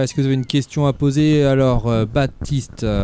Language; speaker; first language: French; native; French